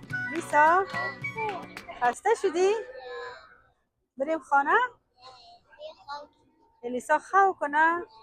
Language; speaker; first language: Persian; native; Persian